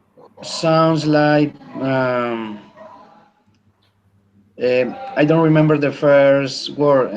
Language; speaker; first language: English; non-native, learner; Spanish